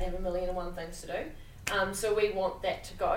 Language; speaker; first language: English; native; English